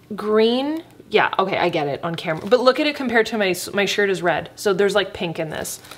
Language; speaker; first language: English; native; English